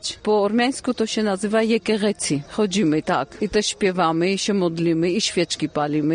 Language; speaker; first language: Polish; non-native, fluent; Armenian